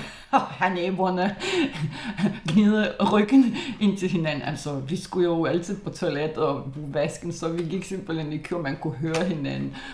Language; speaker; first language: Danish; non-native, fluent; Lithuanian